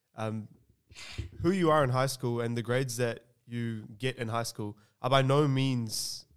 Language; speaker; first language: English; early bilingual, other home language; Hindi